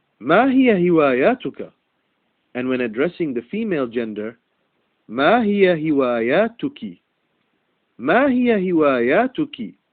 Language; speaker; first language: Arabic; non-native, fluent; English